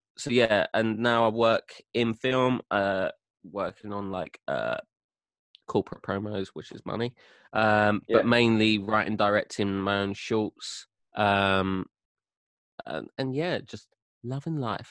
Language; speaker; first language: English; native; English